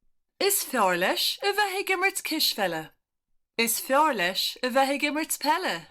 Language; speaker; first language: Irish; non-native, learner; English